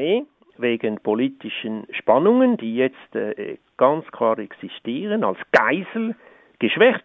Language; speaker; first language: German; native; German